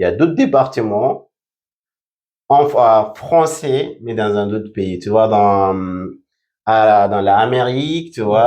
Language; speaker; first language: French; non-native, fluent; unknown